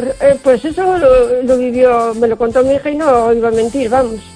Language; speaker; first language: Spanish; native; Spanish